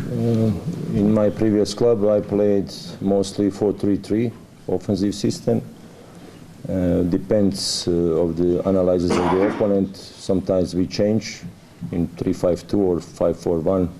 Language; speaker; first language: English; non-native, fluent; Croatian